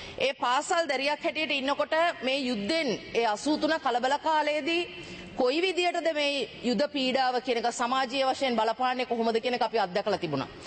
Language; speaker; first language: Sinhala; non-native, local second language; Tamil